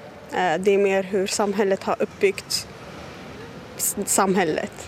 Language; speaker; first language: Swedish; early bilingual, other home language; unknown